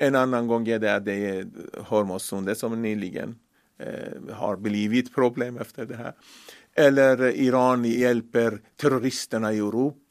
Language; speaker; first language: Swedish; non-native, fluent; Persian